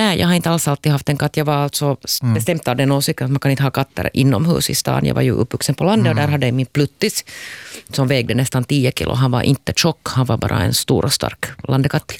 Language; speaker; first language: Swedish; native; Swedish